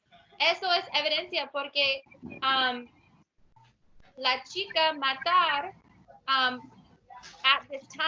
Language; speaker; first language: Spanish; non-native, learner; English